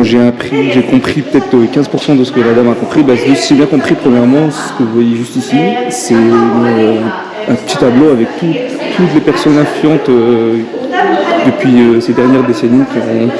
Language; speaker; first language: French; native; French